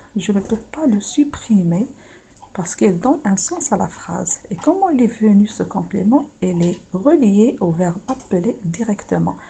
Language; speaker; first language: French; non-native, local second language; Arabic